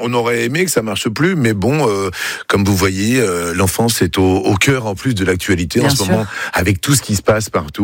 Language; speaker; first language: French; native; French